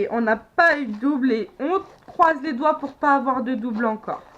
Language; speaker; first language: French; native; French